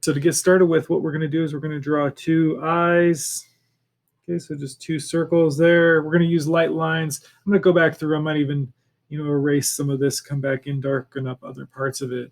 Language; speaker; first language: English; native; English